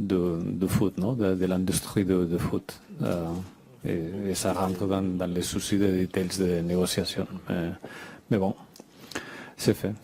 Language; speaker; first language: French; non-native, fluent; Spanish